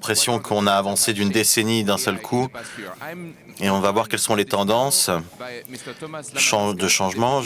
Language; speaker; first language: French; native; French